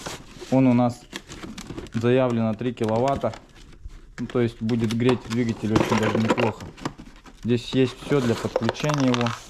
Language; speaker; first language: Russian; native; Russian